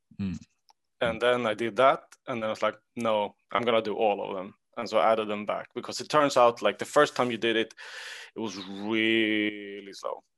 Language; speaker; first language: English; non-native, fluent; Swedish